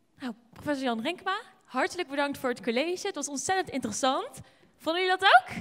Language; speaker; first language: Dutch; native; Dutch